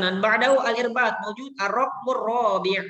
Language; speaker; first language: Arabic; non-native, fluent; Indonesian